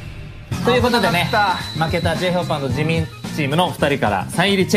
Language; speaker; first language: Japanese; native; Japanese